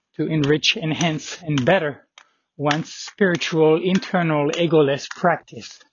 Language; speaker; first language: English; non-native, fluent; French